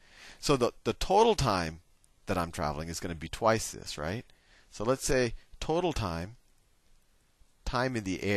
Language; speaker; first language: English; native; English